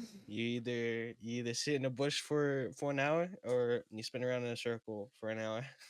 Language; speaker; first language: English; native; English